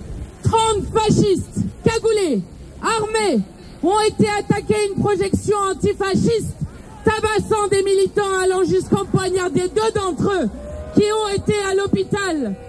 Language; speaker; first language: French; native; French